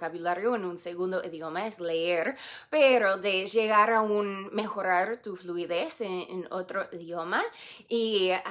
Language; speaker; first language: Spanish; non-native, fluent; English